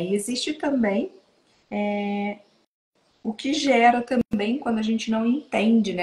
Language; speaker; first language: Portuguese; native; Portuguese